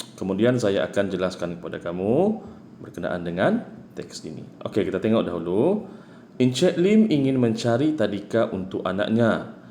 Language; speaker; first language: Malay; native; Malay